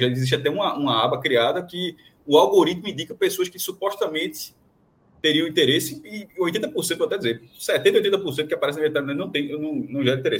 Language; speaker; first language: Portuguese; native; Portuguese